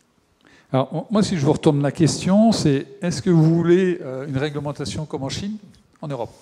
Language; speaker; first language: French; native; French